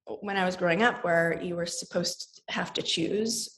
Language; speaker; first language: English; native; English